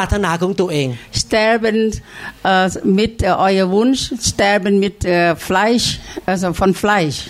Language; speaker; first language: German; non-native, learner; Thai